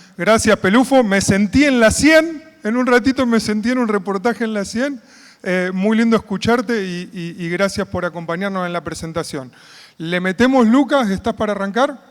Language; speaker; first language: Spanish; native; Spanish